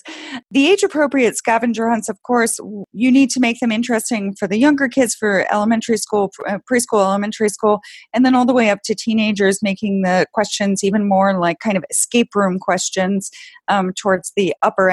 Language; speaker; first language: English; native; English